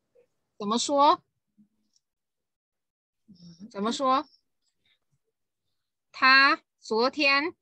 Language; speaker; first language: Chinese; non-native, fluent; Vietnamese